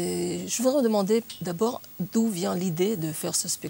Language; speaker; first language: French; non-native, learner; Russian